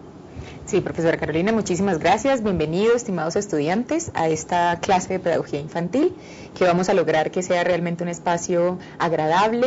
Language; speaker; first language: Spanish; native; Spanish